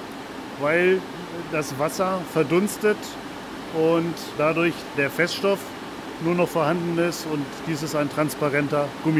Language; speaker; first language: German; native; German